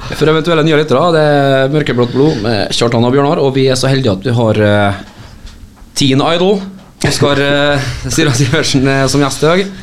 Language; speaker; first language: Norwegian; native; Norwegian